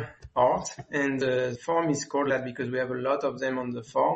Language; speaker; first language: English; non-native, fluent; French